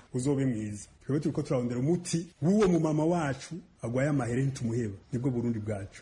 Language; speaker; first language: Rundi; native; Rundi